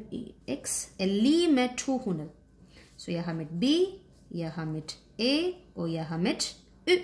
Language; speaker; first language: Danish; non-native, fluent; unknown